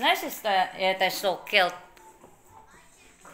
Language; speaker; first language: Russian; non-native, learner; Filipino